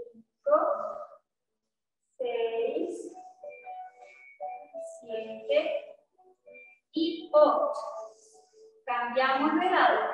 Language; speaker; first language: Spanish; native; Spanish